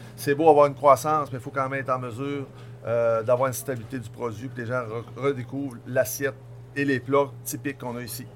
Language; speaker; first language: French; native; French